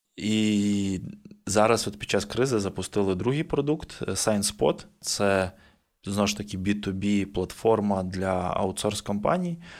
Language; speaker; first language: Ukrainian; native; Ukrainian